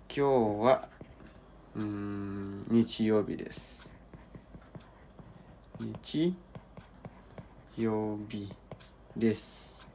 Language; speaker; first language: Japanese; non-native, learner; Indonesian